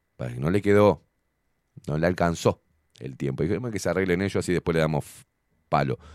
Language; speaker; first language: Spanish; native; Spanish